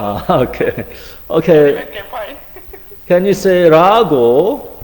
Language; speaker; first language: English; non-native, fluent; Korean